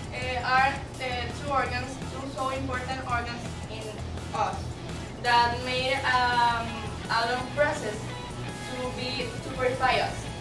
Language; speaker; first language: English; non-native, learner; Spanish